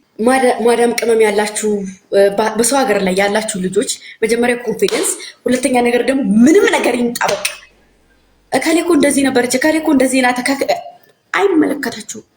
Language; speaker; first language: Amharic; native; Amharic